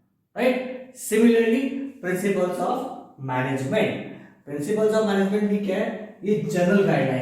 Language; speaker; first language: Hindi; native; Hindi